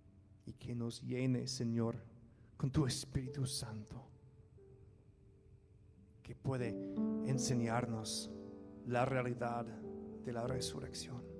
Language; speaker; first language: Spanish; non-native, fluent; English